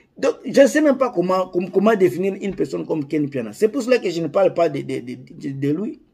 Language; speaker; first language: French; non-native, local second language; Lingala